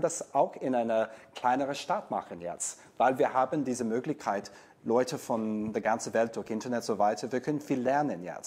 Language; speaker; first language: German; non-native, learner; English